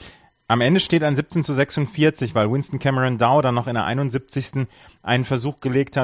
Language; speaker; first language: German; native; German